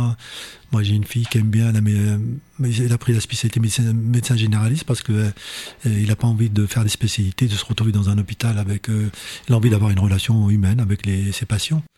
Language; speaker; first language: French; non-native, local second language; Arabic